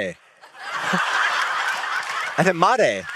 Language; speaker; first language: Korean; non-native, learner; English